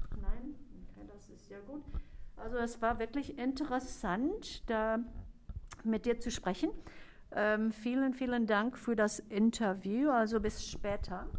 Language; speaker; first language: German; non-native, fluent; English